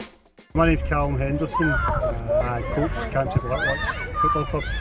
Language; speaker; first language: English; native; English